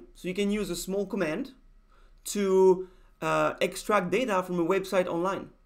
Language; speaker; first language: English; non-native, fluent; Spanish